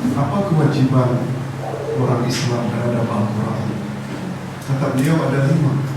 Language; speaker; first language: Malay; native; Malay